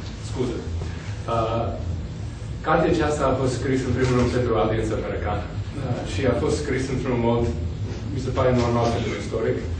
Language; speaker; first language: Romanian; non-native, fluent; English